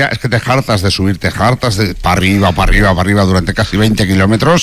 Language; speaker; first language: Spanish; native; Spanish